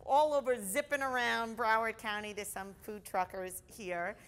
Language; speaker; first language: English; native; English